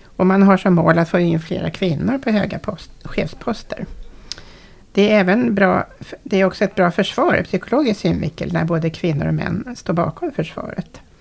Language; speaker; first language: Swedish; native; Swedish